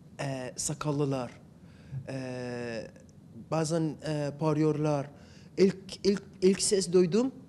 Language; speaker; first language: Turkish; non-native, learner; Arabic